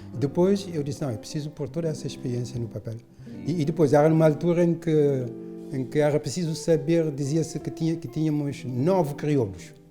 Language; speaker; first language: Portuguese; non-native, local second language; Kabuverdianu